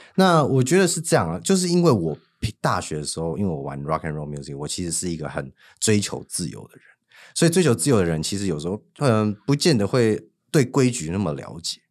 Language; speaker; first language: Chinese; native; Chinese